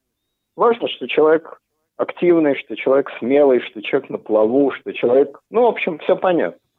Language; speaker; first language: Russian; native; Russian